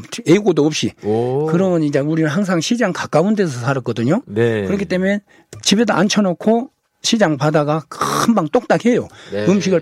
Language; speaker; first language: Korean; native; Korean